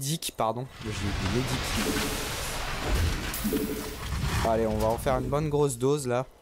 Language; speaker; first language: French; native; French